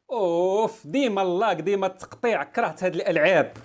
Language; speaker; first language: Arabic; native; Arabic